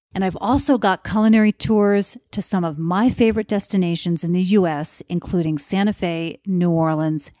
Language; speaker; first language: English; native; English